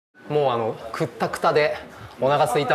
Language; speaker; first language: Japanese; native; Japanese